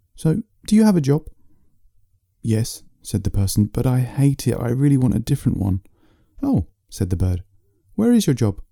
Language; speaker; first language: English; native; English